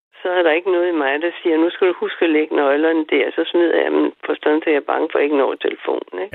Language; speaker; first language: Danish; native; Danish